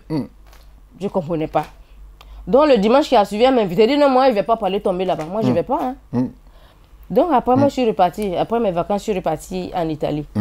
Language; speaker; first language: French; non-native, local second language; Dyula